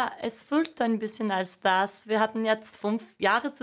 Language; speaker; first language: German; non-native, learner; English